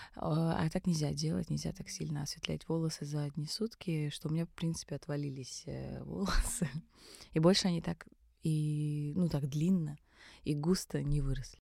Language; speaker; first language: Russian; early bilingual, other home language; Tajik